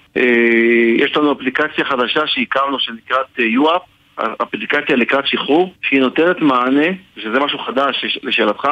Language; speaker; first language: Hebrew; native; Hebrew